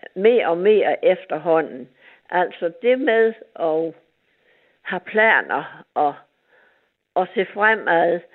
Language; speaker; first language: Danish; native; Danish